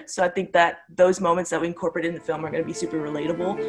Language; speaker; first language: English; native; English